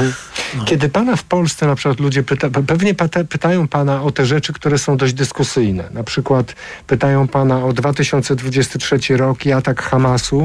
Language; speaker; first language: Polish; native; Polish